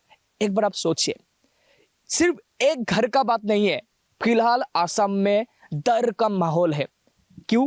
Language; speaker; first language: Hindi; non-native, local second language; Assamese